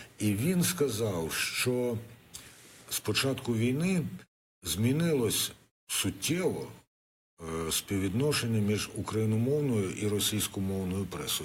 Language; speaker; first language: Ukrainian; non-native, local second language; Russian